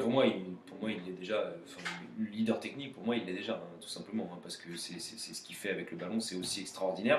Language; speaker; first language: French; native; French